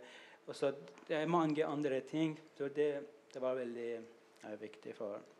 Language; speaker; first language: Norwegian; non-native, learner; Persian